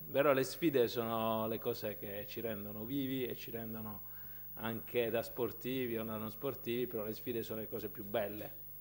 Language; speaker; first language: Italian; native; Italian